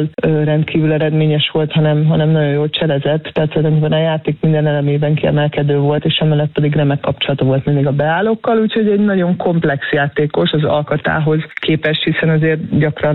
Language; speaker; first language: Hungarian; native; Hungarian